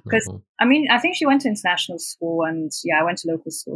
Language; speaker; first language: English; non-native, local second language; Cantonese